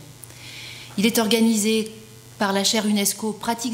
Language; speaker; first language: French; native; French